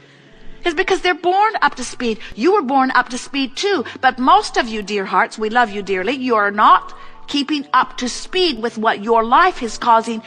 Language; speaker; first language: English; native; English